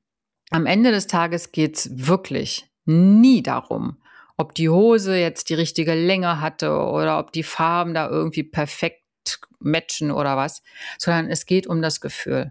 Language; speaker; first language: German; native; German